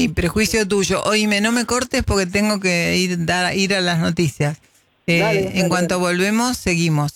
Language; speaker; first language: Spanish; native; Spanish